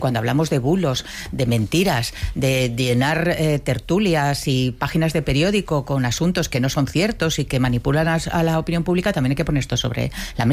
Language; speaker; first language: Spanish; native; Spanish